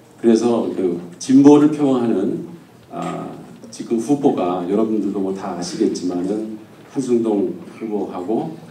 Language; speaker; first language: Korean; native; Korean